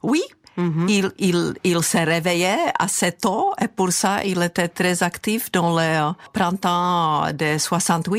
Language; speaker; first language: French; non-native, fluent; Czech